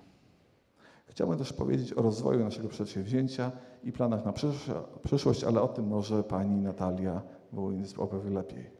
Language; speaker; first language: Polish; native; Polish